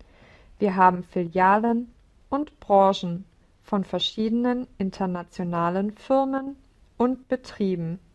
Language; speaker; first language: German; non-native, learner; English